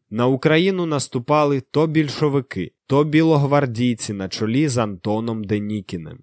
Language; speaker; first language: Ukrainian; native; Ukrainian